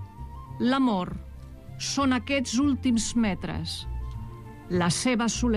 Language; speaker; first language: Catalan; native; Catalan